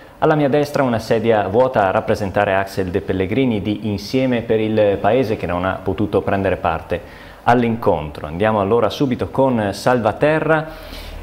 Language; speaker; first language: Italian; native; Italian